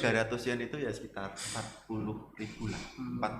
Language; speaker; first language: Indonesian; native; Indonesian